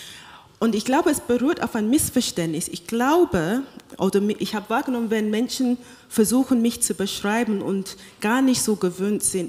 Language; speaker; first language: German; non-native, fluent; English